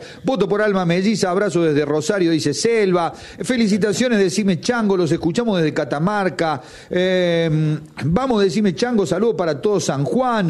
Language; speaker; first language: Spanish; native; Spanish